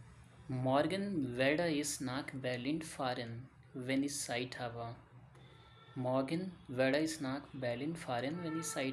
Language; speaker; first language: German; non-native, learner; Hindi